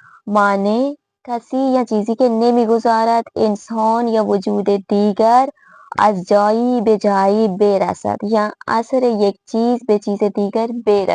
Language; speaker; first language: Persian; non-native, fluent; Urdu